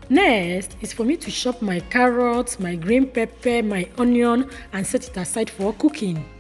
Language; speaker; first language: English; non-native, local second language; Igbo